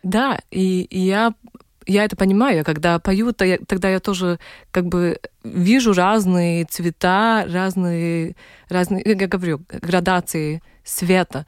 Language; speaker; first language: Russian; non-native, local second language; Latvian